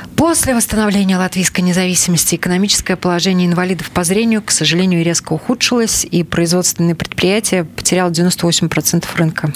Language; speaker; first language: Russian; native; Russian